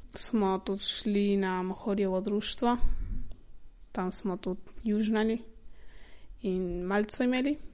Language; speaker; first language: Slovenian; early bilingual, heritage; Slovenian